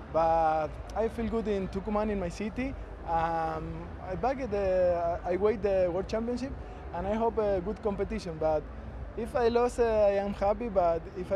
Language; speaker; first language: English; non-native, learner; Spanish